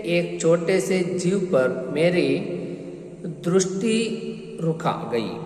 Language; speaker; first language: Hindi; non-native, local second language; Kannada